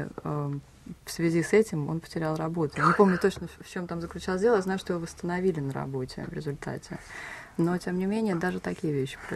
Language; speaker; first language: Russian; native; Russian